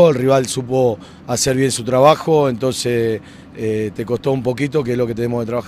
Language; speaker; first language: Spanish; native; Spanish